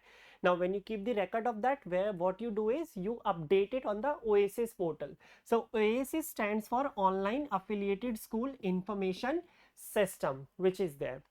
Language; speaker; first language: English; non-native, local second language; Hindi